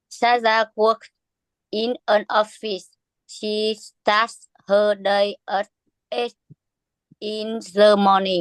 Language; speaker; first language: English; non-native, learner; Vietnamese